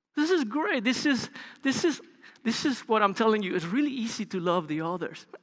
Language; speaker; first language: English; non-native, fluent; Spanish